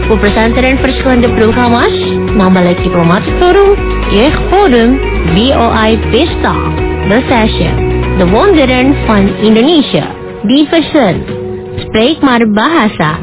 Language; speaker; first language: Dutch; non-native, fluent; Indonesian